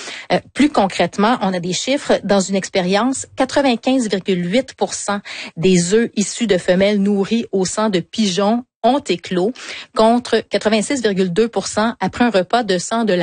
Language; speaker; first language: French; native; French